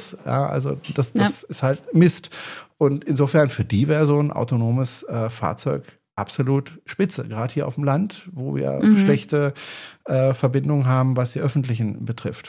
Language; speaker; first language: German; native; German